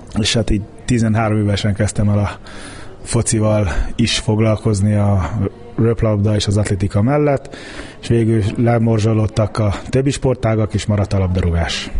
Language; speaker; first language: Hungarian; early bilingual, heritage; Hungarian